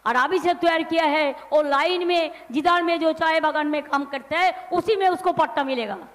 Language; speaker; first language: Hindi; non-native, local second language; Bangla